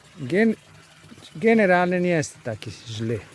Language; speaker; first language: Polish; non-native, learner; Italian